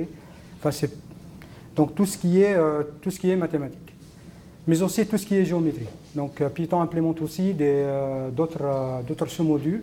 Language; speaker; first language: French; non-native, local second language; Arabic